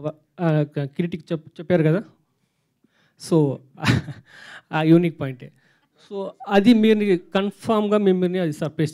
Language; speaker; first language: Telugu; non-native, local second language; Tamil